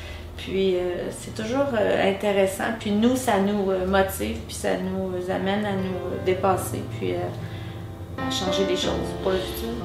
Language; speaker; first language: French; native; French